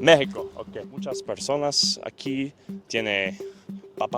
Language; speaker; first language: Spanish; non-native, learner; English